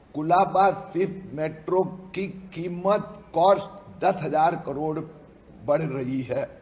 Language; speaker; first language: Hindi; non-native, local second language; Gujarati